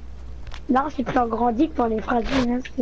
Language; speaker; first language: French; native; French